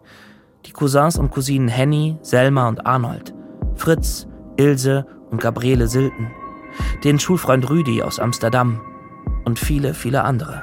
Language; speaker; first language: German; native; German